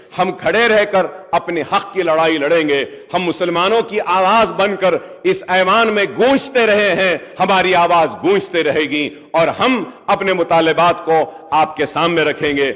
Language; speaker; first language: Urdu; native; Urdu